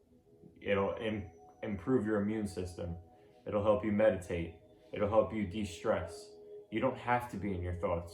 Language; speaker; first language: English; native; English